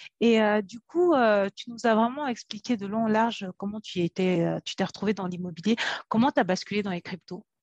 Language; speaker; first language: French; native; French